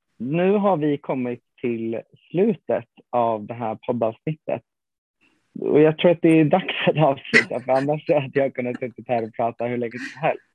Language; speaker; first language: Swedish; native; Swedish